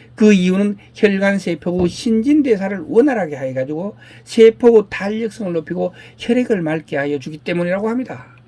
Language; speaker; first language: Korean; native; Korean